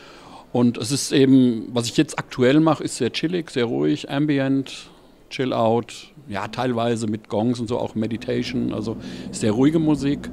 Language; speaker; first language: German; native; German